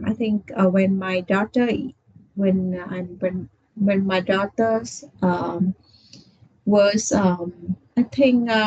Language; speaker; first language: English; non-native, learner; Vietnamese